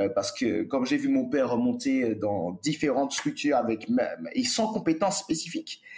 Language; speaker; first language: French; native; French